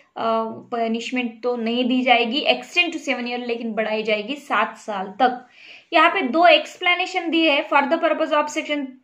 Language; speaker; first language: Hindi; non-native, local second language; Marathi